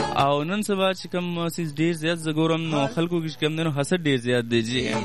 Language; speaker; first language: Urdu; non-native, local second language; Pashto